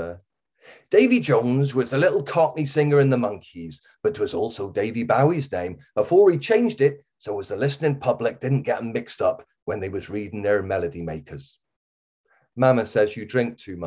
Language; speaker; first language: English; native; English